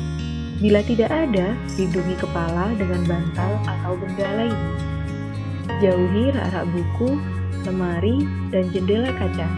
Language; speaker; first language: Indonesian; native; Indonesian